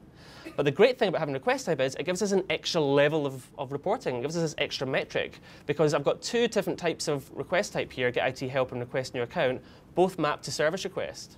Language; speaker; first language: English; native; English